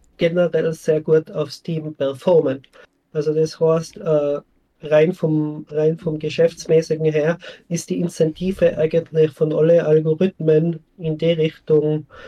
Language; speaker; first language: German; native; German